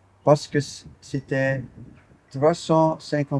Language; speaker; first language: French; non-native, fluent; Dutch